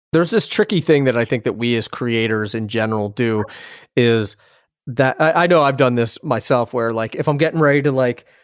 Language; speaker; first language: English; native; English